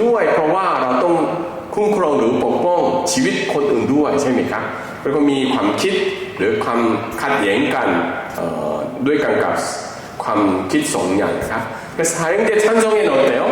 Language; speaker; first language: Thai; non-native, fluent; Korean